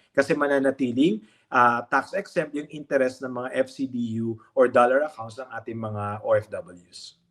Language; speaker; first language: Filipino; native; Filipino